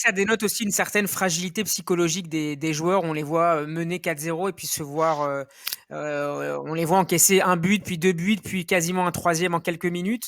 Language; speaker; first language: French; native; French